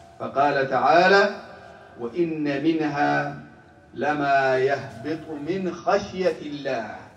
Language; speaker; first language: Arabic; non-native, local second language; Somali